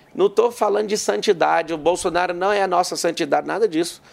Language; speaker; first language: Portuguese; native; Portuguese